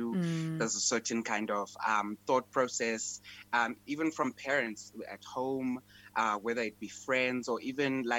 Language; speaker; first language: English; non-native, local second language; Xhosa